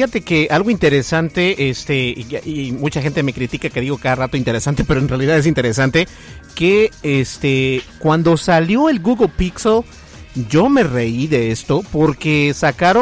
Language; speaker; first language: Spanish; native; Spanish